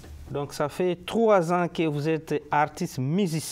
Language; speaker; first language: French; native; French